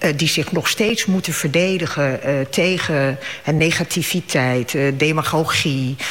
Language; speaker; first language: Dutch; early bilingual, other home language; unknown